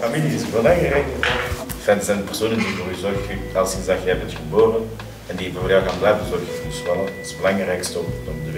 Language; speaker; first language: Dutch; early bilingual, other home language; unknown